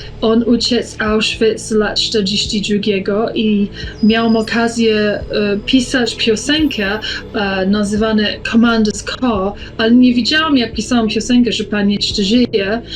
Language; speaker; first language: Polish; early bilingual, heritage; English